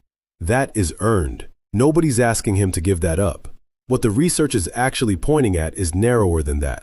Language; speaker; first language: English; native; English